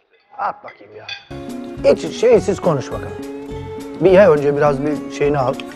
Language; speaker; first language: Turkish; native; Turkish